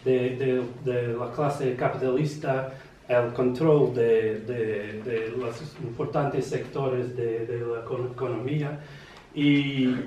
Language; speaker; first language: Spanish; non-native, learner; English